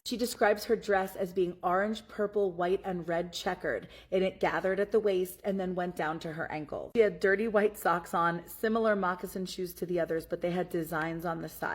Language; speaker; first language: English; native; English